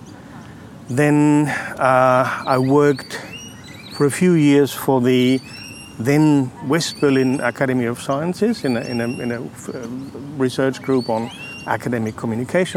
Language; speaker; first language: English; non-native, fluent; German